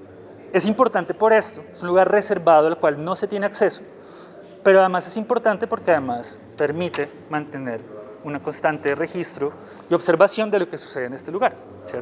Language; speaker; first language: Spanish; native; Spanish